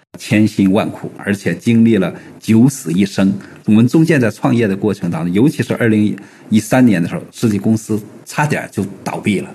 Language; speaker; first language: Chinese; native; Chinese